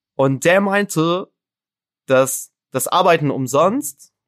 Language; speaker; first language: German; non-native, fluent; Arabic